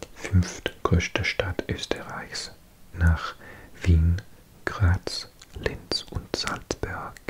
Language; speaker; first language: German; non-native, learner; English